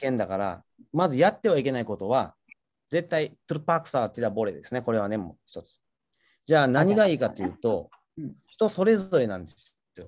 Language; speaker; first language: Japanese; native; Japanese